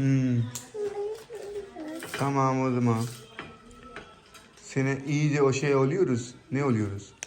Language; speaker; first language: Turkish; non-native, learner; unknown